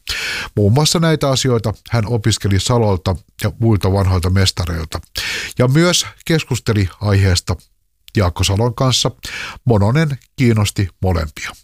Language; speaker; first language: Finnish; native; Finnish